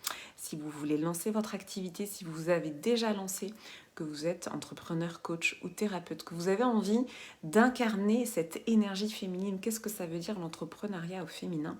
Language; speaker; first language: French; native; French